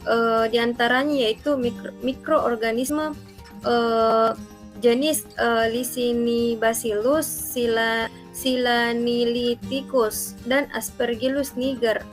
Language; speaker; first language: Indonesian; native; Indonesian